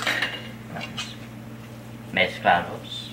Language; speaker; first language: Spanish; non-native, learner; English